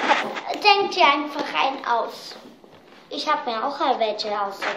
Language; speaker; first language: German; early bilingual, heritage; German